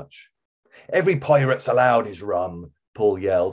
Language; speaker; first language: English; native; English